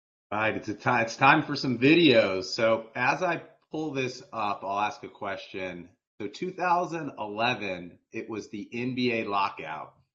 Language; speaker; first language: English; native; English